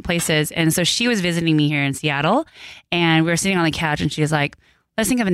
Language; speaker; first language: English; early bilingual, other home language; Korean